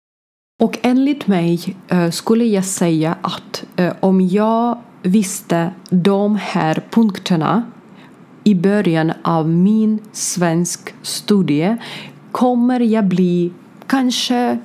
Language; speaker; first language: Swedish; non-native, learner; Ukrainian